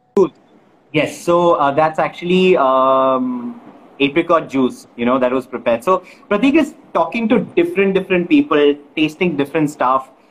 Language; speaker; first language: English; non-native, local second language; Malayalam